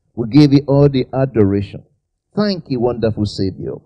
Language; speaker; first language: English; non-native, local second language; Yoruba